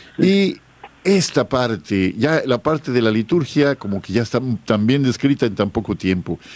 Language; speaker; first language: Spanish; native; Spanish